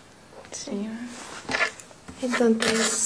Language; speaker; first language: Spanish; non-native, learner; English